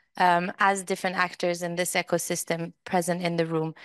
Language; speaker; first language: English; early bilingual, other home language; Persian